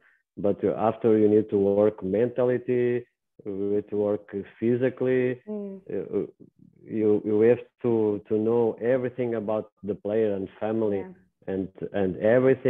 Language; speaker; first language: English; non-native, learner; Portuguese